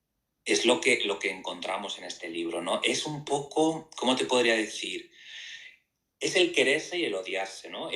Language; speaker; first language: Spanish; native; Spanish